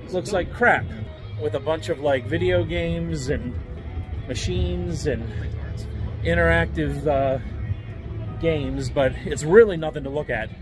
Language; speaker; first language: English; native; English